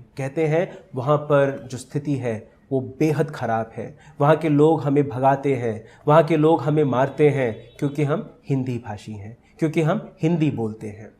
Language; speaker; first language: Hindi; native; Hindi